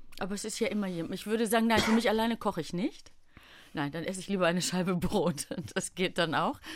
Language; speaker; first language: German; early bilingual, other home language; Greek